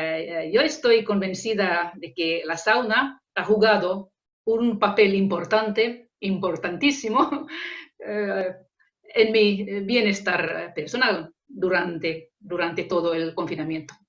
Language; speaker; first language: Spanish; non-native, fluent; Finnish